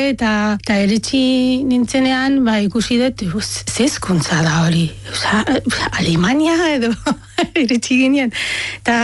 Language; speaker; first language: Basque; non-native, fluent; Arabic